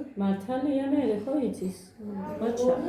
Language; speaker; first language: Georgian; native; Georgian